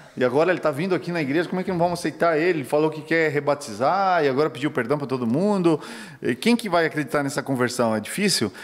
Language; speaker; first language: Portuguese; non-native, fluent; Spanish